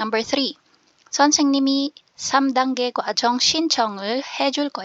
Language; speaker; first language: Korean; non-native, fluent; Filipino